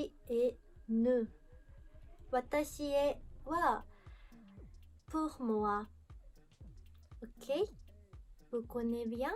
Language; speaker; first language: French; non-native, learner; Japanese